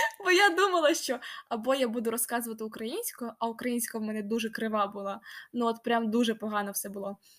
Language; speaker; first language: Ukrainian; non-native, local second language; Russian